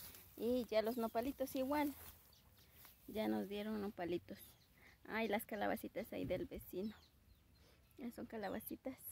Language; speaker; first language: Spanish; native; Spanish